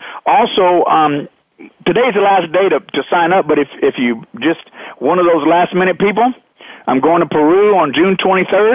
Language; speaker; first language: English; native; English